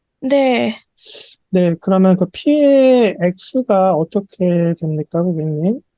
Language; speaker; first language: Korean; native; Korean